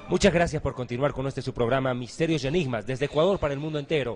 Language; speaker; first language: Spanish; native; Spanish